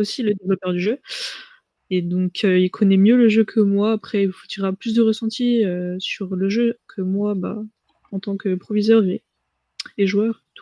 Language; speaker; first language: French; native; French